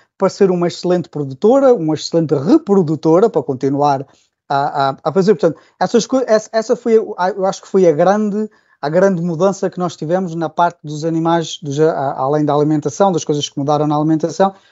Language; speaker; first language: Portuguese; native; Portuguese